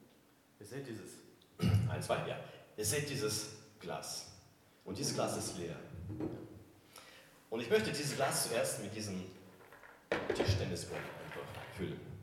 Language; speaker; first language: German; non-native, fluent; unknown